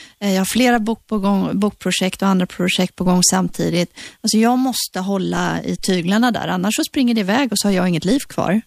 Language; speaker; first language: Swedish; native; Swedish